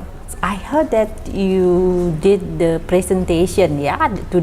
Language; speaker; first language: English; non-native, fluent; Indonesian